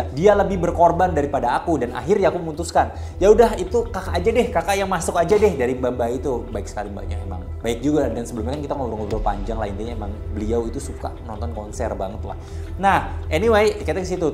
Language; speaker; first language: Indonesian; native; Indonesian